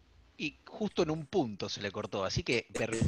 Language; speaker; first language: Spanish; native; Spanish